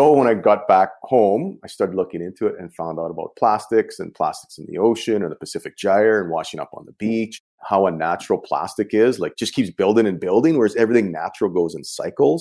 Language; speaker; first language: English; native; English